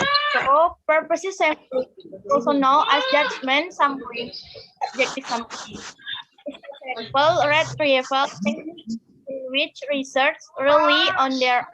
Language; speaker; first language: English; non-native, learner; Indonesian